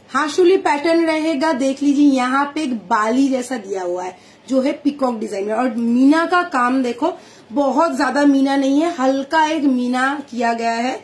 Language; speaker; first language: Hindi; non-native, local second language; Bangla